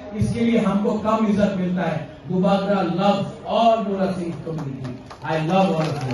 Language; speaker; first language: Hindi; non-native, local second language; Kok Borok